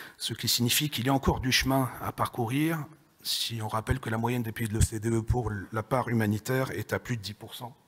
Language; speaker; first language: French; native; French